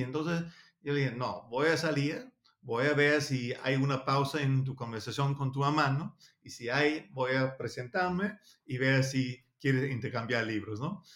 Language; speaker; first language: Spanish; non-native, learner; Danish